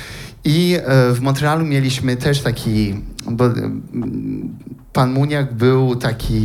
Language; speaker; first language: Polish; early bilingual, heritage; Polish